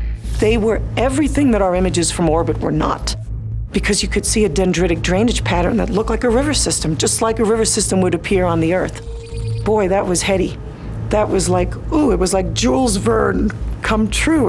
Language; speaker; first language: English; native; English